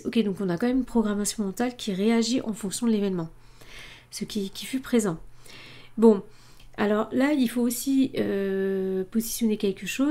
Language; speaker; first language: French; native; French